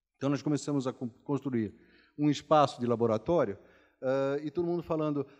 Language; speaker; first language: Portuguese; native; Portuguese